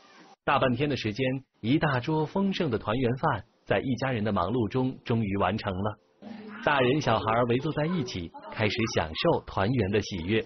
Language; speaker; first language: Chinese; native; Chinese